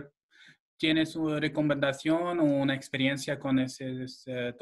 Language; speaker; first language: Spanish; non-native, fluent; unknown